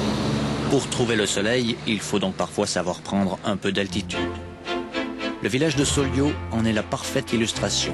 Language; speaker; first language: French; native; French